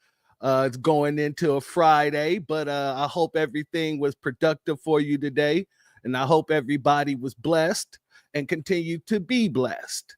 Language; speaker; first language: English; native; English